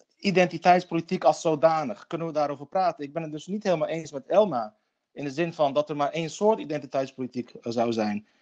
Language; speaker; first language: Dutch; early bilingual, other home language; Turkish